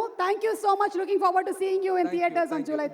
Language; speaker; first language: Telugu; native; Telugu